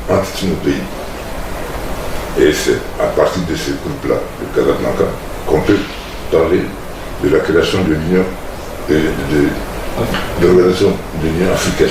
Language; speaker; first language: French; non-native, local second language; Bambara